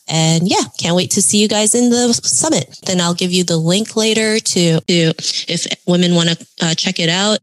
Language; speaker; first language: English; early bilingual, other home language; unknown